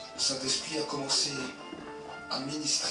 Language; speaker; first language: French; native; French